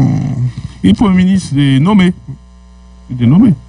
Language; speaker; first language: French; non-native, local second language; Haitian Creole